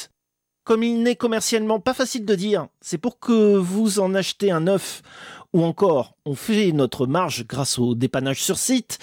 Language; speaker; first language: French; native; French